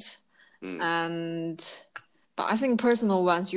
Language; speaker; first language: English; non-native, fluent; Chinese